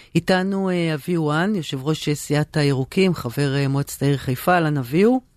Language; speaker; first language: Hebrew; native; Hebrew